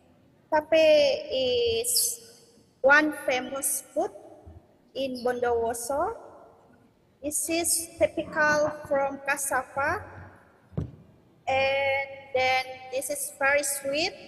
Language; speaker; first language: English; non-native, learner; Indonesian